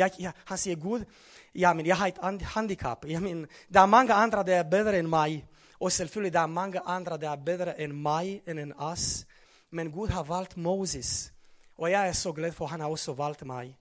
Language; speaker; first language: Swedish; non-native, learner; Romanian